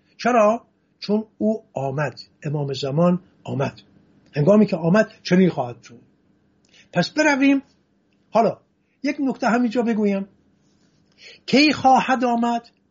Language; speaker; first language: Persian; non-native, local second language; Assyrian Neo-Aramaic